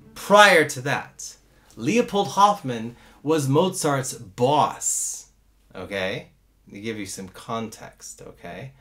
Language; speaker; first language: English; native; English